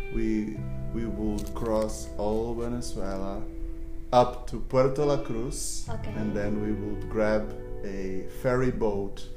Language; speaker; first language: English; non-native, fluent; Portuguese